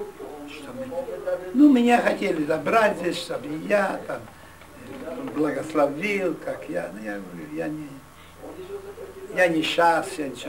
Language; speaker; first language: Russian; non-native, local second language; Yiddish